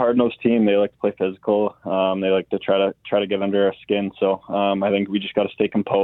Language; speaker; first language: English; native; English